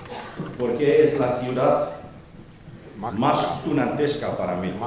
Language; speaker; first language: Spanish; non-native, fluent; Dutch